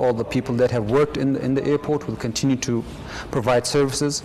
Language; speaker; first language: English; non-native, fluent; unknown